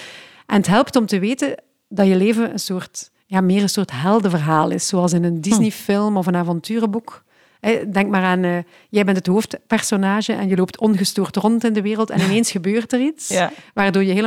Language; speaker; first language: Dutch; native; Dutch